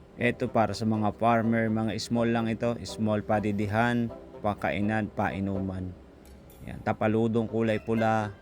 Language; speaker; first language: Filipino; native; Filipino